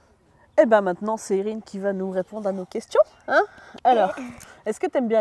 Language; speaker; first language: French; native; French